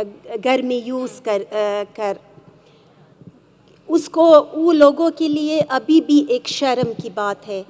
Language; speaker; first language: Hindi; non-native, fluent; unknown